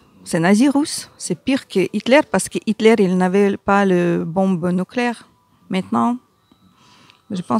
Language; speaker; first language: French; non-native, learner; Ukrainian